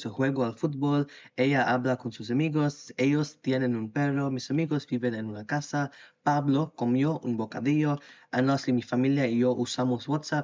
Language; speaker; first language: Spanish; non-native, learner; English